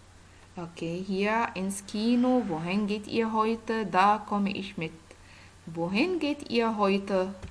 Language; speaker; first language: German; non-native, fluent; Arabic